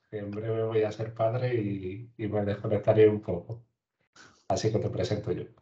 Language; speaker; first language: Spanish; native; Spanish